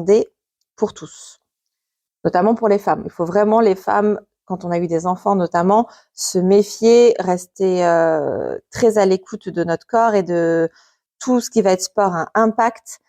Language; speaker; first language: French; native; French